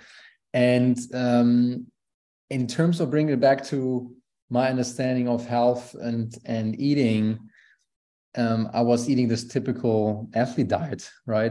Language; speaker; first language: English; non-native, fluent; German